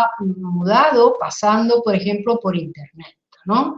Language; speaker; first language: Spanish; non-native, fluent; Italian